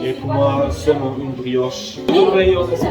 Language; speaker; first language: French; non-native, learner; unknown